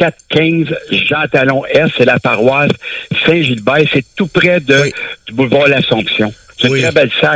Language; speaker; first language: French; native; French